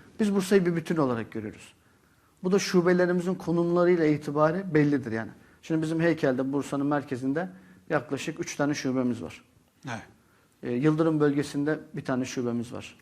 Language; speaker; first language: Turkish; native; Turkish